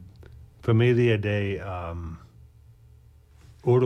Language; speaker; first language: Spanish; non-native, learner; English